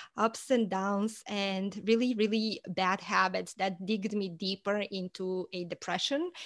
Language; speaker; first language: English; non-native, fluent; Portuguese